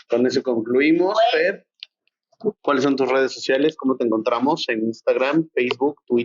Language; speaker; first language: Spanish; native; Spanish